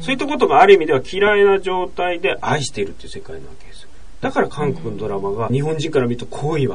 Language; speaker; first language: Japanese; native; Japanese